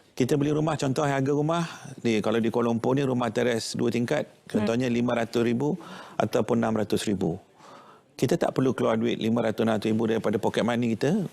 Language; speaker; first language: Malay; native; Malay